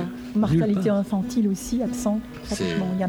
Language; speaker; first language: French; native; French